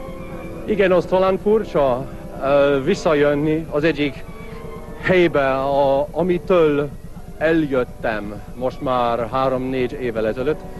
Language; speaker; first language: Hungarian; non-native, learner; English